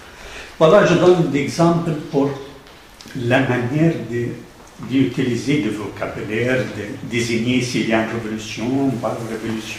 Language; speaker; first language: French; non-native, fluent; Arabic